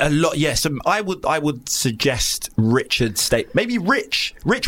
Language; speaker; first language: English; native; English